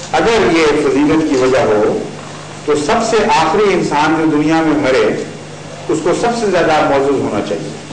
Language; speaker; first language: Urdu; native; Urdu